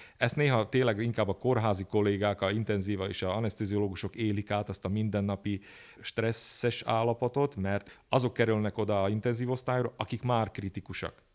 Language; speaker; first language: Hungarian; native; Hungarian